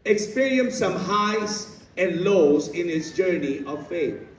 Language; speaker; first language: English; non-native, local second language; Filipino